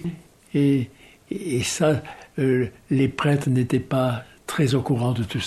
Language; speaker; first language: French; native; French